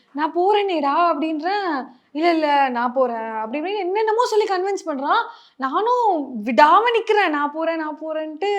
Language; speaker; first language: Tamil; native; Tamil